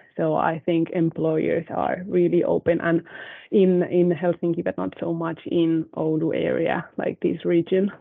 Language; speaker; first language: English; non-native, fluent; Spanish